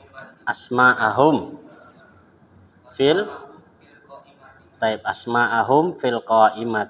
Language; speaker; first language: Arabic; non-native, fluent; Indonesian